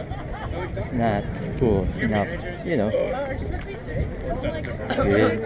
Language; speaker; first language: English; non-native, local second language; Filipino